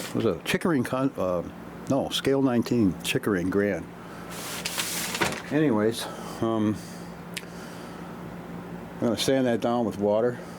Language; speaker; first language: English; native; English